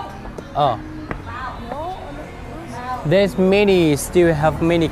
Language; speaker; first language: English; non-native, fluent; Thai